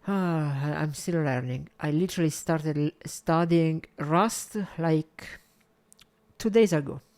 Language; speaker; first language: English; non-native, fluent; Italian